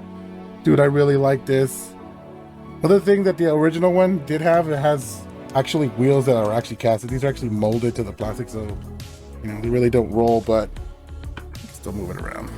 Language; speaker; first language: English; native; English